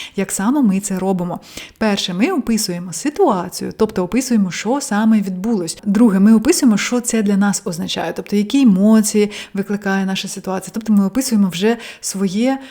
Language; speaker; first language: Ukrainian; non-native, local second language; Russian